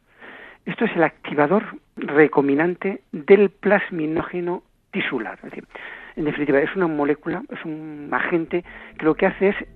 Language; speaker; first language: Spanish; native; Spanish